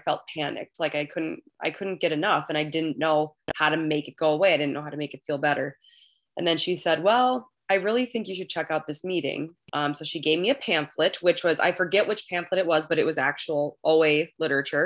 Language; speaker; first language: English; native; English